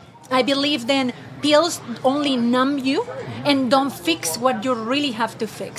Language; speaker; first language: English; non-native, fluent; Spanish